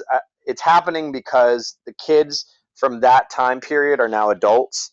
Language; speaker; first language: English; native; English